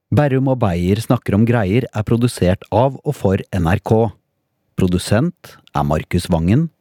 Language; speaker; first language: Norwegian; native; Norwegian